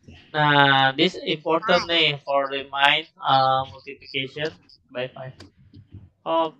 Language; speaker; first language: English; non-native, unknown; Indonesian